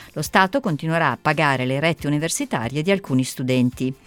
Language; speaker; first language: Italian; native; Italian